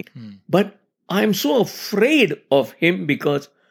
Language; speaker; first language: English; non-native, local second language; Tamil